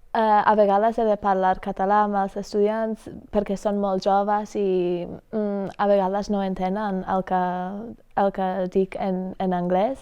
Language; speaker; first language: Catalan; non-native, fluent; English